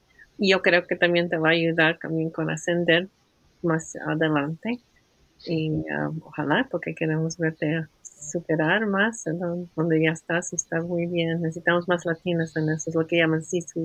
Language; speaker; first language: Spanish; early bilingual, heritage; Spanish